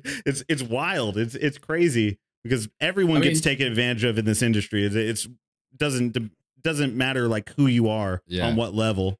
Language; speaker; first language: English; native; English